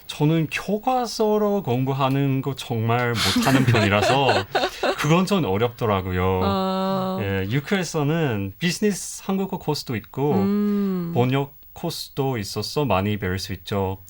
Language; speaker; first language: Korean; non-native, fluent; English